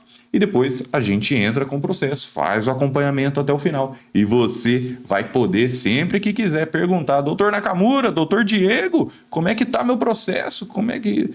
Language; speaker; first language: Portuguese; native; Portuguese